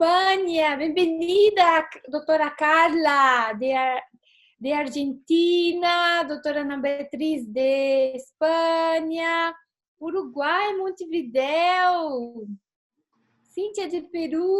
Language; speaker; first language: Portuguese; non-native, learner; Spanish